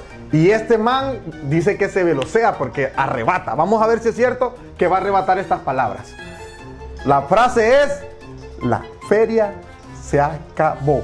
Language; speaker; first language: Spanish; native; Spanish